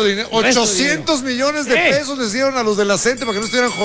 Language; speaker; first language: Spanish; native; Spanish